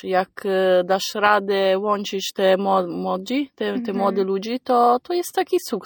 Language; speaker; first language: Polish; non-native, fluent; Italian